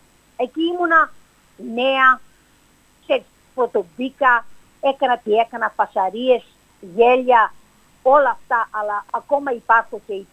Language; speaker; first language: Greek; early bilingual, heritage; English